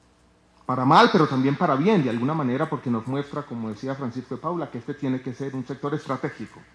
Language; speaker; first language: Spanish; native; Spanish